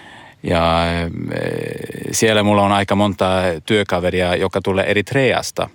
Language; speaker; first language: Finnish; non-native, learner; Swedish